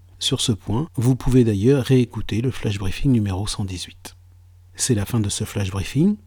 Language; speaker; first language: French; native; French